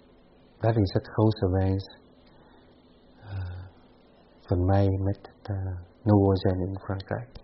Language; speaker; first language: Dutch; non-native, fluent; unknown